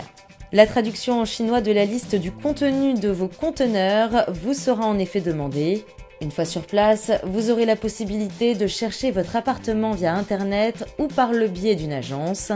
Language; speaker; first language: French; native; French